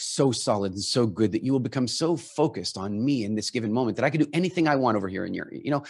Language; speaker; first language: English; native; English